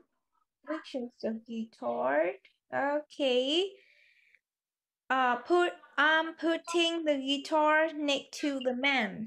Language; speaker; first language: English; non-native, fluent; Vietnamese